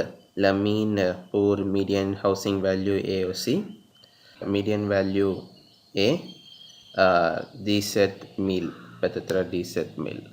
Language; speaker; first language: French; non-native, learner; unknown